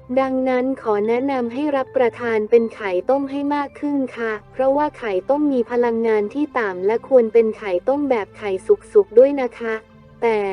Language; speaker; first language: Thai; native; Thai